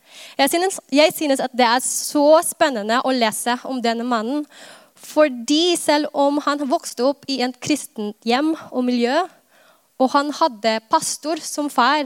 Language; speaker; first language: Norwegian; non-native, fluent; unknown